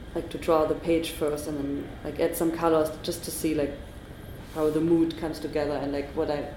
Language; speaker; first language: English; non-native, fluent; German